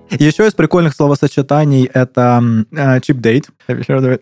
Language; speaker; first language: Russian; native; Russian